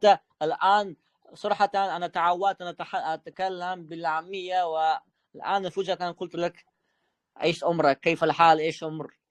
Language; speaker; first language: Arabic; non-native, fluent; Uzbek